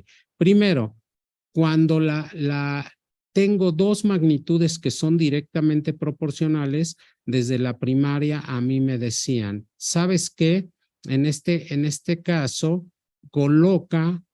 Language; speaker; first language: Spanish; native; Spanish